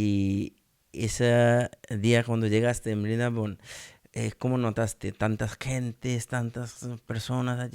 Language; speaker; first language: Spanish; non-native, learner; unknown